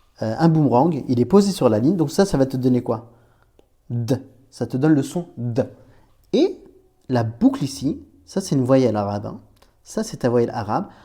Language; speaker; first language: French; native; French